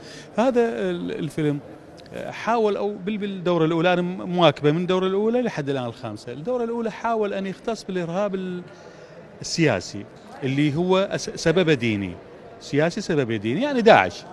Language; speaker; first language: Arabic; native; Arabic